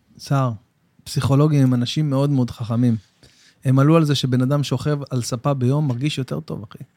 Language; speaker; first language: Hebrew; native; Hebrew